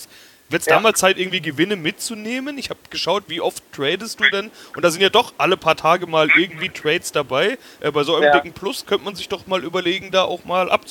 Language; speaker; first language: German; native; German